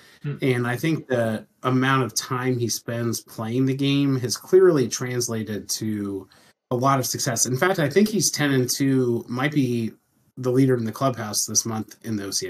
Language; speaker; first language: English; native; English